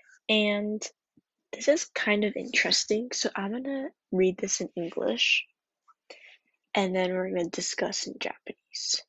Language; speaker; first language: English; early bilingual, other home language; Japanese